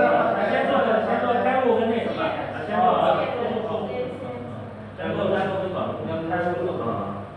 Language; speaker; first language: Chinese; native; Chinese